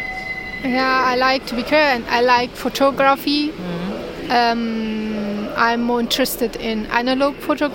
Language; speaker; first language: English; non-native, learner; Turkish